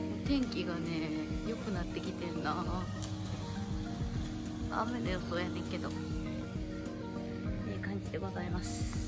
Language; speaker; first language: Japanese; native; Japanese